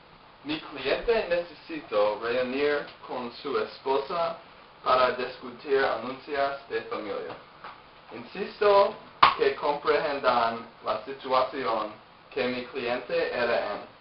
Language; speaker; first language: Spanish; non-native, learner; English